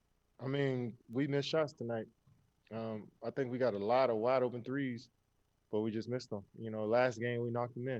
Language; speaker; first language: English; native; English